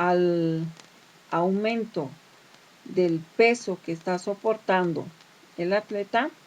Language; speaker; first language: Spanish; native; Spanish